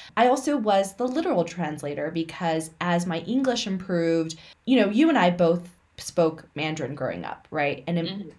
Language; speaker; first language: English; early bilingual, other home language; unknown